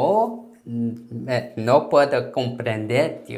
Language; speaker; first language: Spanish; non-native, learner; Korean